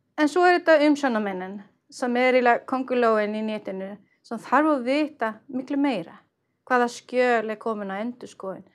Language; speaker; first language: Icelandic; non-native, fluent; Swedish